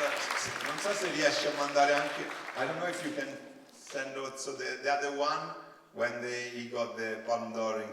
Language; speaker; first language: English; non-native, learner; Italian